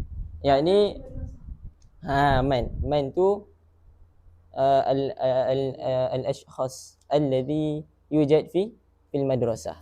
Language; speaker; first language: Arabic; non-native, learner; Malay